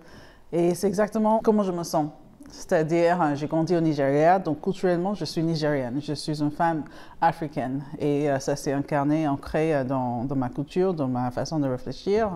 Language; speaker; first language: French; non-native, fluent; English